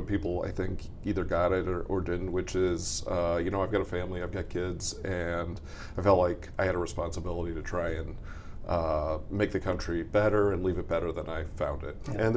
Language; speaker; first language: English; native; English